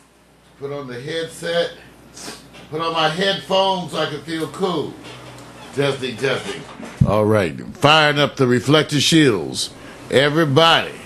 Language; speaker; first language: English; native; English